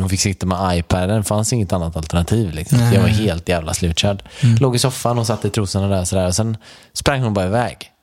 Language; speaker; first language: Swedish; native; Swedish